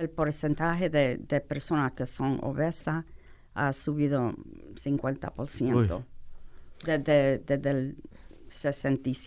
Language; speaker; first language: Spanish; non-native, fluent; English